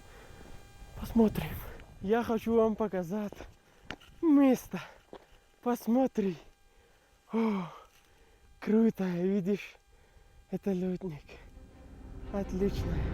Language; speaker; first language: Russian; non-native, learner; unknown